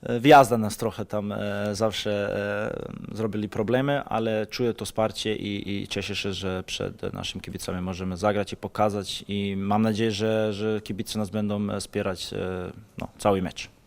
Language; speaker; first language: Polish; non-native, fluent; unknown